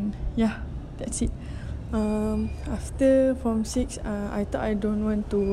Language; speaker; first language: English; non-native, local second language; Malay